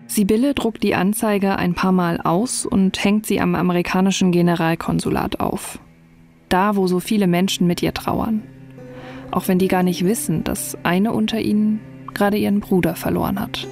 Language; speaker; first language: German; native; German